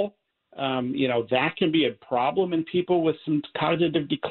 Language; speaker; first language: English; native; English